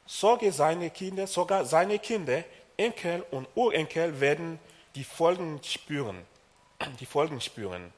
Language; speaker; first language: German; non-native, fluent; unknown